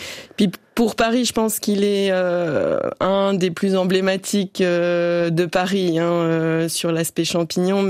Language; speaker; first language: French; native; French